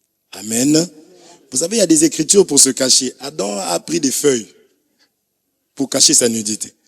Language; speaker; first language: French; non-native, local second language; Lingala